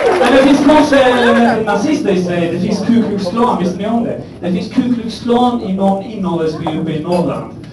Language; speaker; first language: Swedish; early bilingual, other home language; Persian